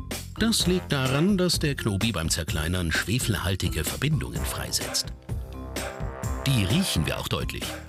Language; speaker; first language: German; native; German